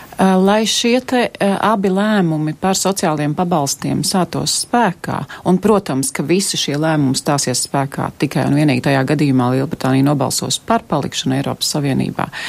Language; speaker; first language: Latvian; native; Latvian